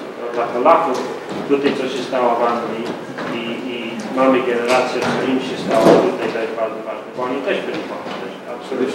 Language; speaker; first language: Polish; early bilingual, heritage; Polish